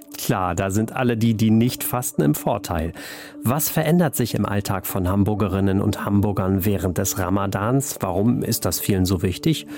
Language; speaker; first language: German; native; German